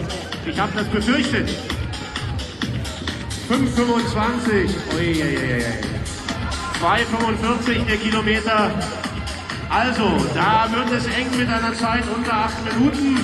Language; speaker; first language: German; native; German